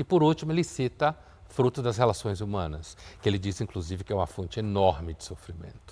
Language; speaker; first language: Portuguese; native; Portuguese